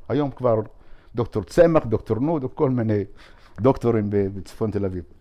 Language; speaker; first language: Hebrew; non-native, local second language; Arabic